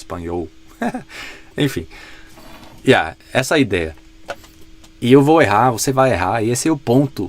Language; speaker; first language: Portuguese; non-native, fluent; English